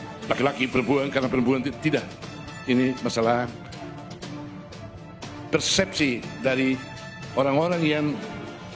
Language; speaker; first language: Indonesian; non-native, fluent; Tetum